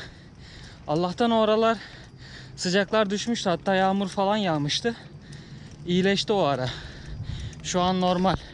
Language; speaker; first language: Turkish; native; Turkish